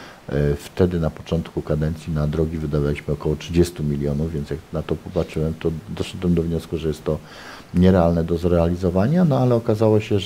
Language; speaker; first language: Polish; native; Polish